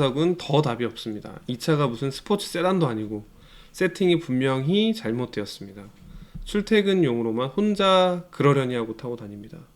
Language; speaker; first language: Korean; native; Korean